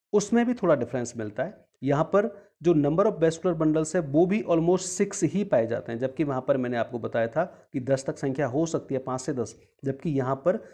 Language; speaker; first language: Hindi; native; Hindi